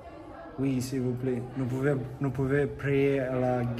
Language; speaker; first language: French; non-native, learner; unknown